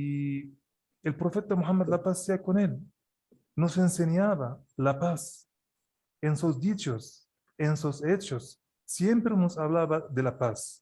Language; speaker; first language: Spanish; non-native, fluent; Arabic